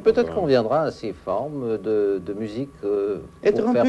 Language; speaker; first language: French; native; French